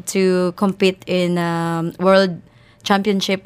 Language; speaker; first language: English; non-native, local second language; Cebuano